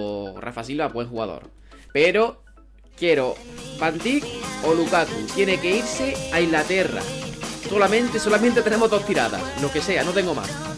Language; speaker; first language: Spanish; native; Spanish